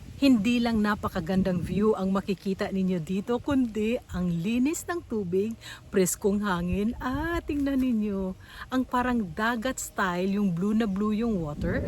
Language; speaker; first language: Filipino; native; Filipino